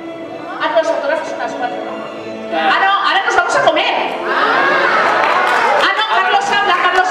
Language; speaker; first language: Spanish; native; Spanish